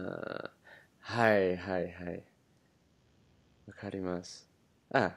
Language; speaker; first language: Japanese; non-native, learner; English